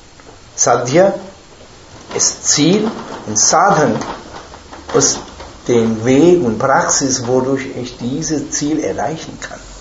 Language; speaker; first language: German; non-native, fluent; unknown